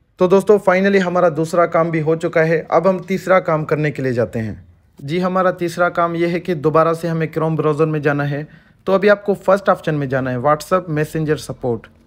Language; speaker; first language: Urdu; non-native, local second language; Sindhi